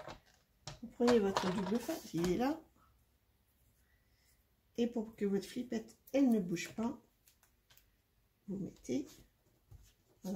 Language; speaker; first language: French; native; French